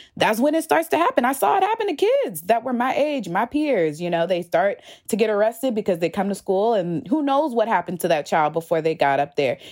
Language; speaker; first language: English; native; English